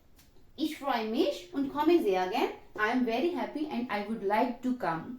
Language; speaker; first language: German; non-native, learner; Hindi